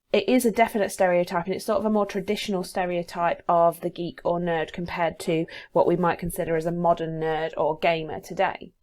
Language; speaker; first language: English; native; English